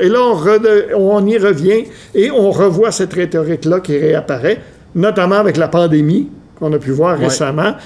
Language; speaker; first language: French; native; French